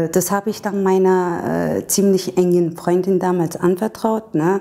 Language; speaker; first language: German; early bilingual, other home language; Turkish